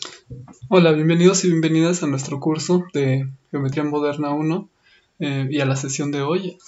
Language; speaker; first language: Spanish; native; Spanish